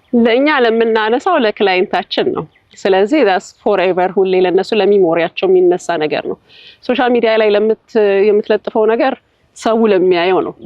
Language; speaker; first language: Amharic; native; Amharic